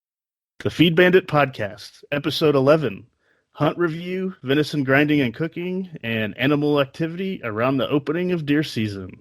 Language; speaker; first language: English; native; English